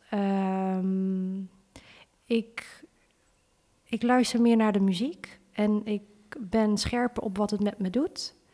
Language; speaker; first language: Dutch; early bilingual, other home language; Vietnamese